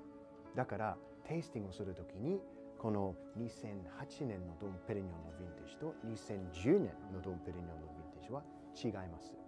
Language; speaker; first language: Japanese; non-native, fluent; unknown